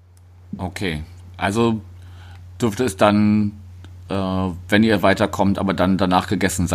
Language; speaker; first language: German; native; German